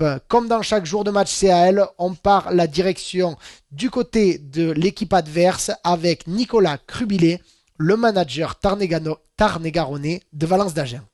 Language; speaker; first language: French; native; French